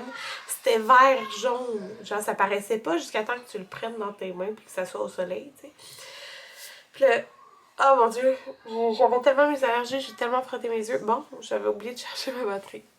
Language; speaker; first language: French; native; French